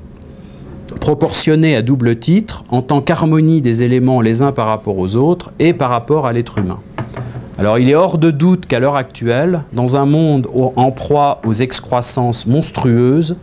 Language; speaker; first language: French; native; French